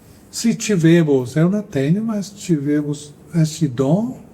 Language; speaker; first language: Portuguese; non-native, fluent; English